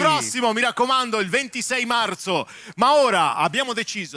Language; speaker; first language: Italian; native; Italian